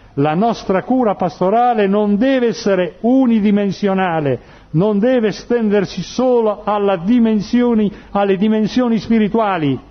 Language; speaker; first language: Italian; native; Italian